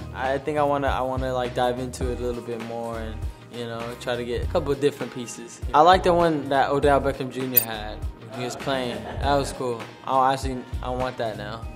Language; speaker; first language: English; native; English